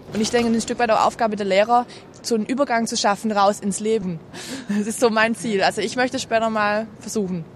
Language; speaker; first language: German; native; German